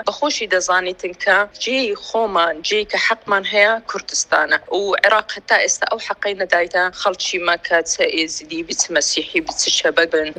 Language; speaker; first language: Central Kurdish; non-native, local second language; Kurdish